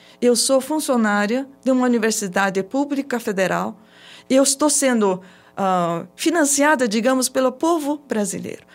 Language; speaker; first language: Portuguese; early bilingual, other home language; Japanese